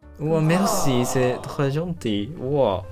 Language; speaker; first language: French; non-native, fluent; Japanese